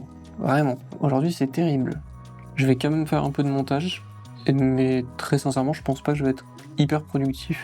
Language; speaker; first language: French; native; French